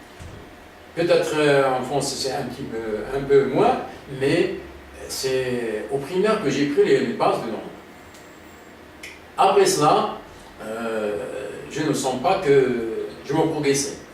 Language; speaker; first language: French; non-native, local second language; Arabic